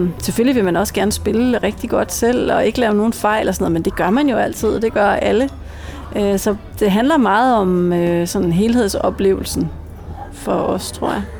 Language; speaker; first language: Danish; native; Danish